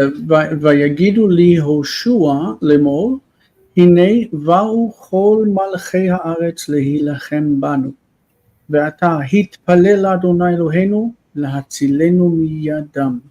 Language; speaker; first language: Hebrew; non-native, fluent; English